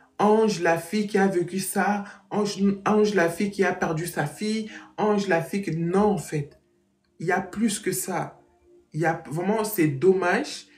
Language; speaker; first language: French; non-native, fluent; Portuguese